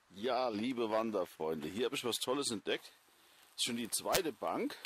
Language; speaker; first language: German; native; German